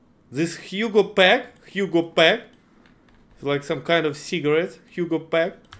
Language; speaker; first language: English; non-native, fluent; Russian